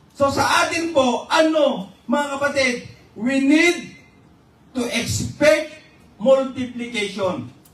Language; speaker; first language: Filipino; non-native, local second language; Iloko